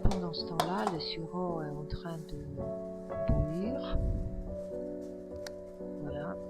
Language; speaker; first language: French; non-native, fluent; Polish